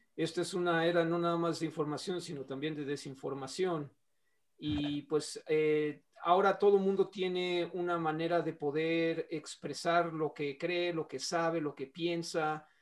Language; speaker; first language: Spanish; native; Spanish